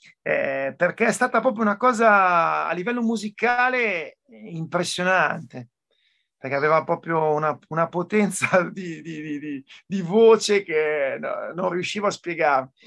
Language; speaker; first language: Italian; native; Italian